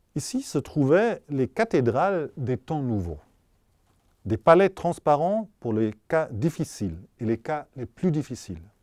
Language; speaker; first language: French; non-native, fluent; German